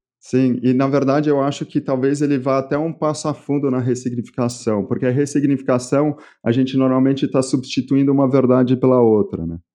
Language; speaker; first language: Portuguese; native; Portuguese